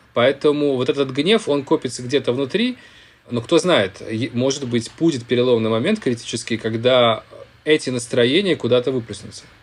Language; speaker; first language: Russian; native; Russian